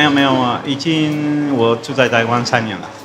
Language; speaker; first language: Chinese; non-native, learner; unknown